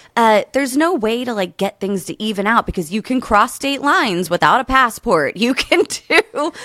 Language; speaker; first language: English; native; English